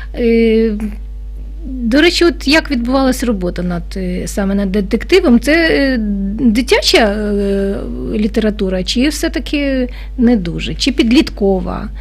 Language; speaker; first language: Ukrainian; native; Ukrainian